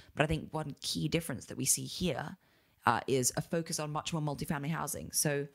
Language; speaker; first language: English; native; English